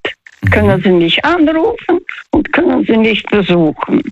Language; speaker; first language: German; non-native, fluent; Russian